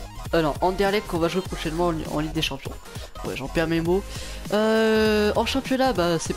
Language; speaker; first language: French; native; French